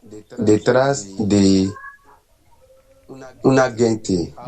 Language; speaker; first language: Spanish; non-native, learner; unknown